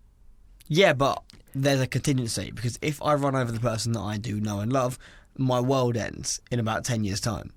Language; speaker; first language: English; native; English